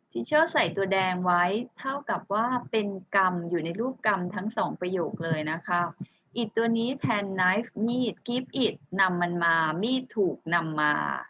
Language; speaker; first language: Thai; native; Thai